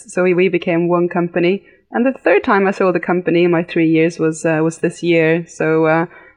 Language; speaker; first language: English; native; English